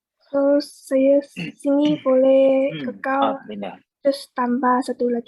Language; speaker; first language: Malay; native; Malay